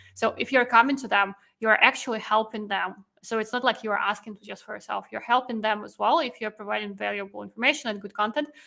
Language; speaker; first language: English; non-native, fluent; Russian